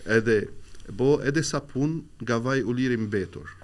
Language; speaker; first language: Albanian; non-native, fluent; Arabic